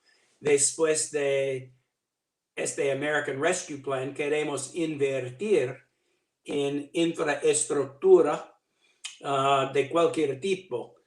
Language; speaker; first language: Spanish; non-native, learner; English